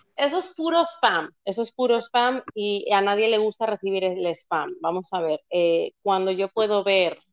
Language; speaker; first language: Spanish; native; Spanish